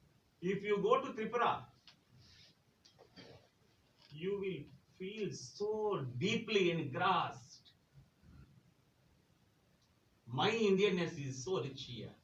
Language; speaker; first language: English; non-native, local second language; Telugu